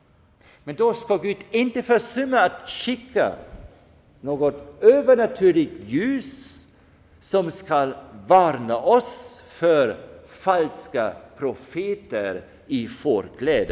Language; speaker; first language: Swedish; non-native, fluent; German